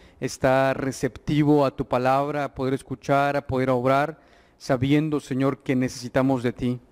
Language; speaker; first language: Spanish; native; Spanish